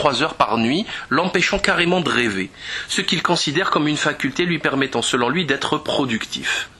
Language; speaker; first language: French; native; French